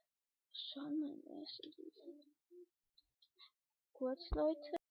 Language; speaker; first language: German; early bilingual, other home language; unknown